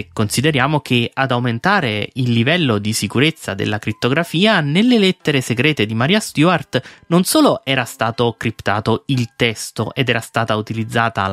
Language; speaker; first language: Italian; native; Italian